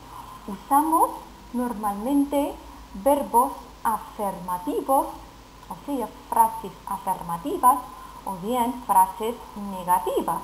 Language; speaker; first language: Spanish; non-native, fluent; Arabic